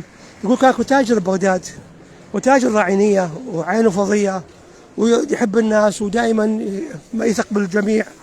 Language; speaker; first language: Arabic; native; Arabic